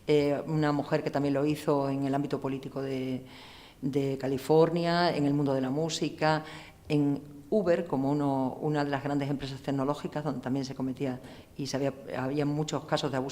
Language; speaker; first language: Spanish; native; Spanish